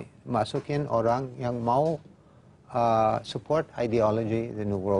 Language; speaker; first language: Indonesian; non-native, fluent; English